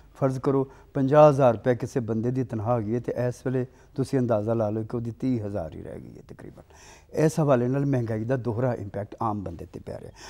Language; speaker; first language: Punjabi; native; Punjabi